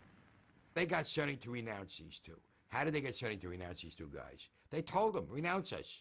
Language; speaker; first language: English; native; English